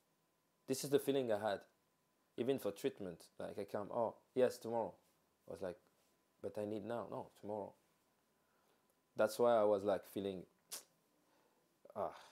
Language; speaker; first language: English; non-native, fluent; French